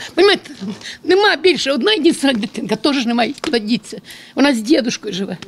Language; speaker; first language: Ukrainian; native; Ukrainian